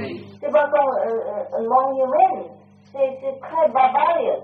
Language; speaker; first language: French; non-native, learner; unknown